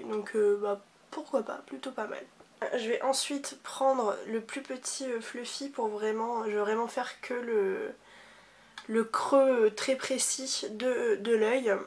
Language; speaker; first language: French; native; French